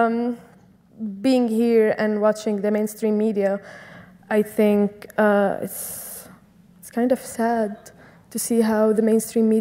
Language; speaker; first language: English; non-native, fluent; Arabic